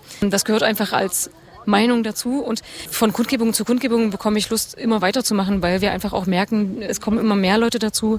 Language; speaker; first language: German; native; German